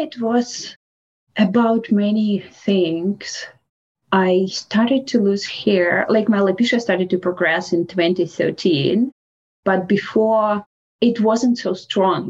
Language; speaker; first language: English; non-native, fluent; Russian